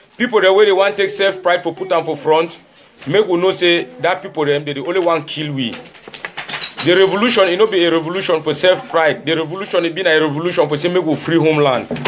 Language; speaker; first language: Nigerian Pidgin; native; Nigerian Pidgin